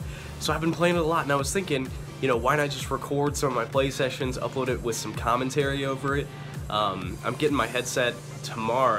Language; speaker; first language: English; native; English